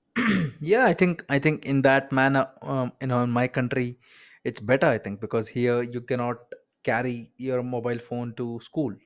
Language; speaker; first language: English; non-native, local second language; Kannada